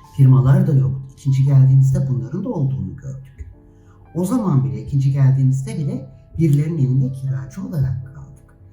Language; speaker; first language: Turkish; native; Turkish